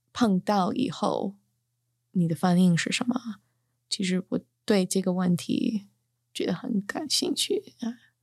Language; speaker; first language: Chinese; non-native, fluent; English